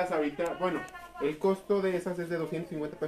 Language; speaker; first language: Spanish; native; Spanish